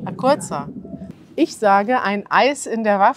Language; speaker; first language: German; native; German